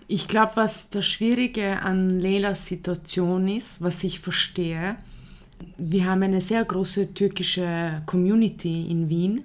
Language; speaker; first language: German; early bilingual, other home language; Croatian